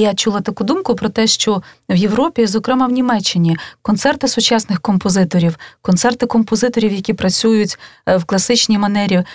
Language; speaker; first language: Ukrainian; native; Ukrainian